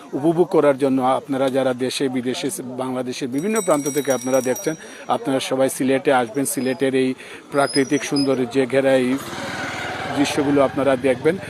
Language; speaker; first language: Bangla; native; Bangla